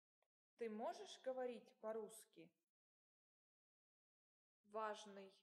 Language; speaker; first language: Russian; non-native, learner; English